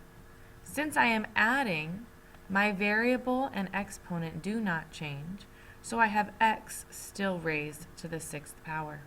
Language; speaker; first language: English; native; English